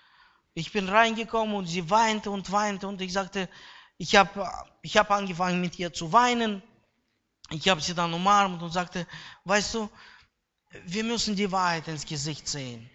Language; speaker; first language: German; non-native, fluent; Russian